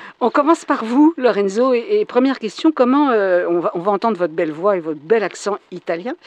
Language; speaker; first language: French; native; French